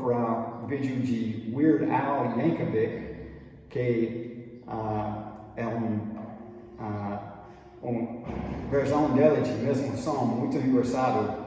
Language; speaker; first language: Portuguese; non-native, fluent; English